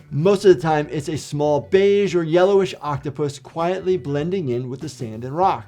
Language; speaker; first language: English; native; English